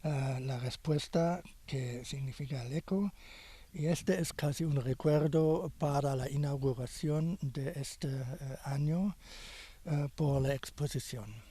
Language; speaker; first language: Spanish; non-native, fluent; German